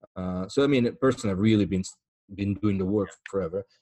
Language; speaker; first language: English; non-native, fluent; Italian